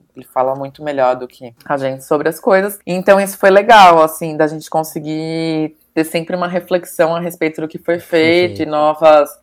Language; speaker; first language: Portuguese; native; Portuguese